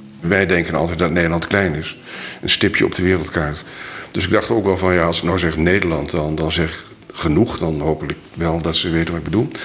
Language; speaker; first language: Dutch; native; Dutch